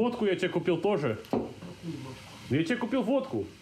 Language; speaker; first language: Russian; early bilingual, heritage; English